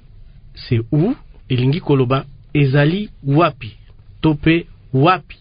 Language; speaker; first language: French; non-native, local second language; Lingala